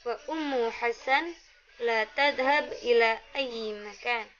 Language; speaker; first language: Arabic; non-native, learner; Indonesian